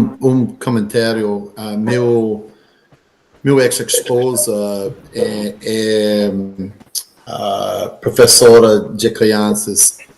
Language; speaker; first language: Portuguese; non-native, learner; English